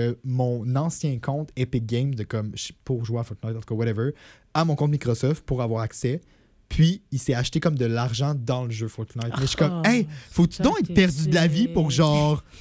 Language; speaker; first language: French; native; French